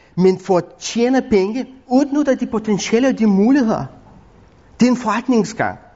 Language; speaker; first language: Danish; non-native, fluent; Lithuanian